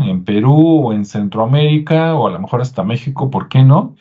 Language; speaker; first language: Spanish; native; Spanish